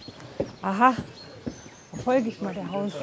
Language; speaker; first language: German; native; German